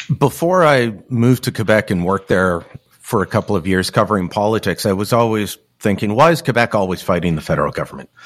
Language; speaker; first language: English; native; English